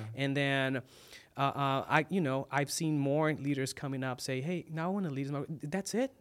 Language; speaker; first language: English; non-native, fluent; Portuguese